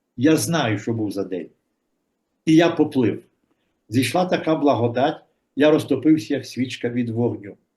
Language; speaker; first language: Ukrainian; native; Ukrainian